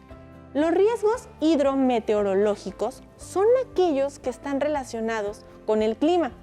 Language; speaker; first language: Spanish; native; Spanish